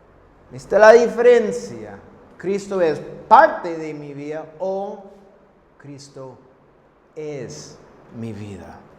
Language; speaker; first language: Spanish; non-native, fluent; English